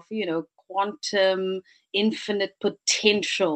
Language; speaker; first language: English; native; English